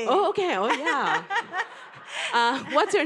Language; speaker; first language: English; non-native, learner; Japanese